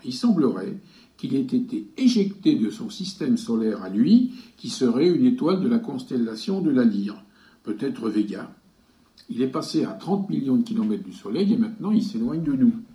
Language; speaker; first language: French; native; French